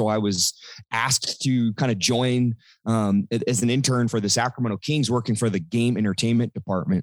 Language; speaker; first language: English; native; English